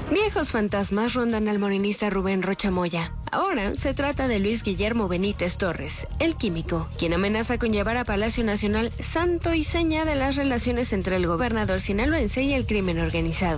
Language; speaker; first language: Spanish; native; Spanish